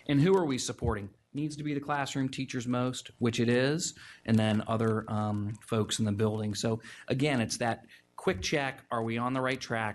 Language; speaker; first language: English; native; English